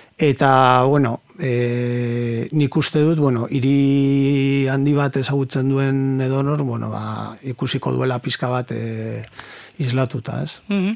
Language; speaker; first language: Basque; native; Basque